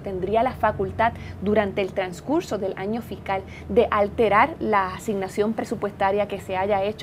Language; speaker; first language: Spanish; native; Spanish